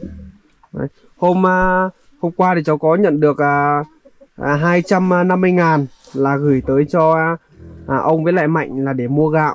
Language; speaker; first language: Vietnamese; native; Vietnamese